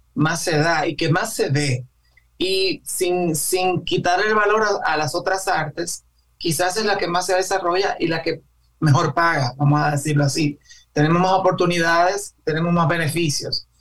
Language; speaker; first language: Spanish; native; Spanish